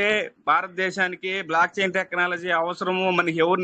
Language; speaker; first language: Telugu; native; Telugu